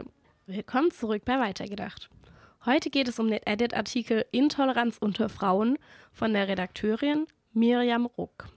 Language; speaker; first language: German; native; German